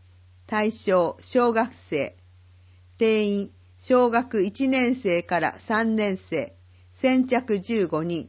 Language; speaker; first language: Japanese; native; Japanese